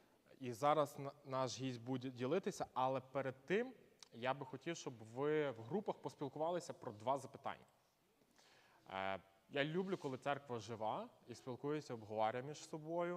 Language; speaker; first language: Ukrainian; native; Ukrainian